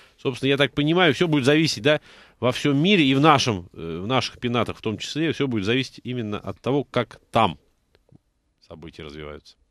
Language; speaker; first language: Russian; native; Russian